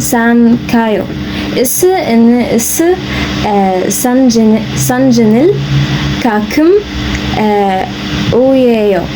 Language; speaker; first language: Korean; non-native, learner; Arabic